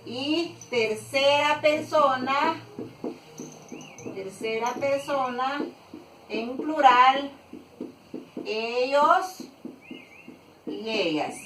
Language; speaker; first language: Spanish; non-native, local second language; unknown